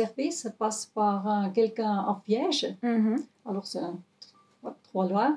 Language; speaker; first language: French; non-native, local second language; German